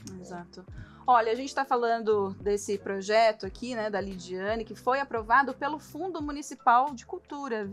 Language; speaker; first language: Portuguese; native; Portuguese